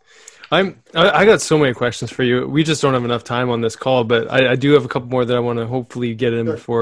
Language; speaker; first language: English; native; English